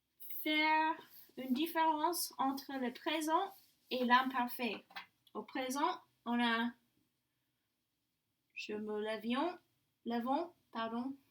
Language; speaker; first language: French; non-native, fluent; English